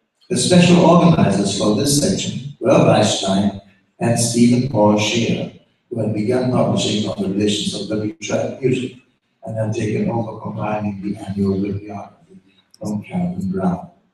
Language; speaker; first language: English; non-native, fluent; German